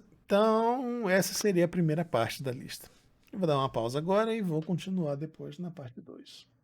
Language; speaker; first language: Portuguese; native; Portuguese